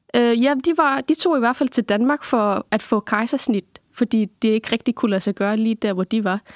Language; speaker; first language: Danish; non-native, local second language; Kalaallisut